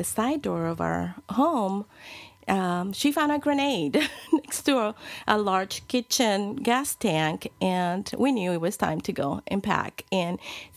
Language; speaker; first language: English; non-native, fluent; Spanish